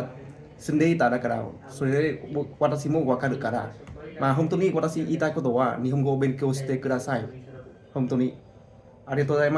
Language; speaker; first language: Japanese; non-native, learner; Vietnamese